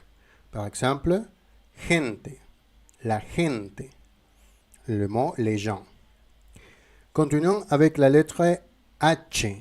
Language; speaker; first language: French; non-native, fluent; Spanish